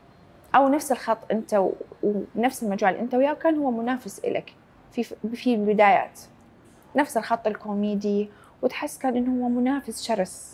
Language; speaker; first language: Arabic; native; Arabic